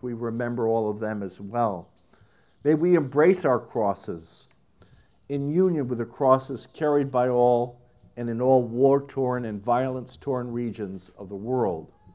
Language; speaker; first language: English; native; English